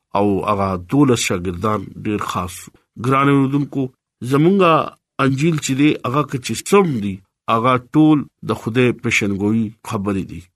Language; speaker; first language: Pashto; non-native, local second language; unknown